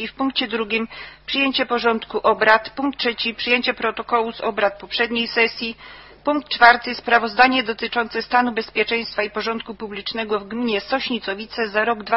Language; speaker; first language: Polish; native; Polish